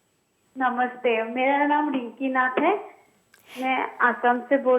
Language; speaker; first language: Hindi; non-native, local second language; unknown